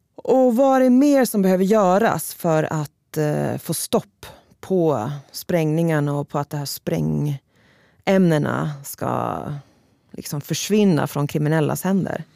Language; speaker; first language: Swedish; native; Swedish